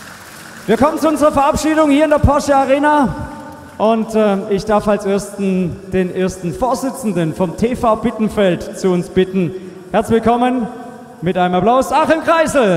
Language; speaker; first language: German; native; German